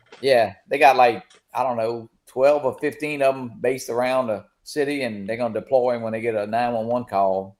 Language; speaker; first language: English; native; English